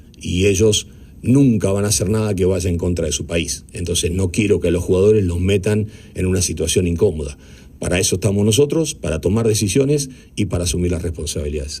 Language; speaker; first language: Spanish; native; Spanish